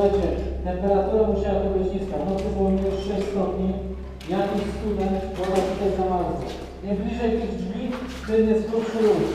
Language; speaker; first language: Polish; native; Polish